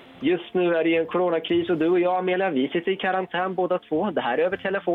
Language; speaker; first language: Swedish; native; Swedish